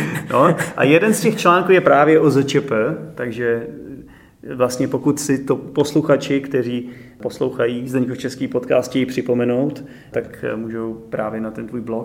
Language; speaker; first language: Czech; native; Czech